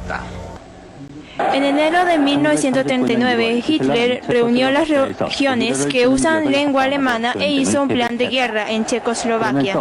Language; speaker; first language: Spanish; non-native, fluent; Korean